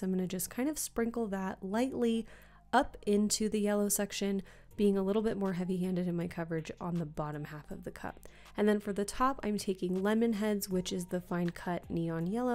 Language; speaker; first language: English; native; English